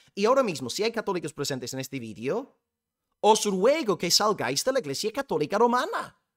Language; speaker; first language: Spanish; non-native, fluent; English